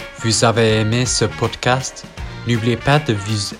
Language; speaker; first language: French; non-native, fluent; English